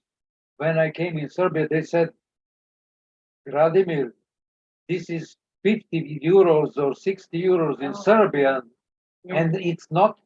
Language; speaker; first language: English; non-native, learner; Serbian